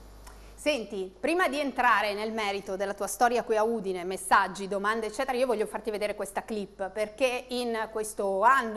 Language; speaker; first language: Italian; native; Italian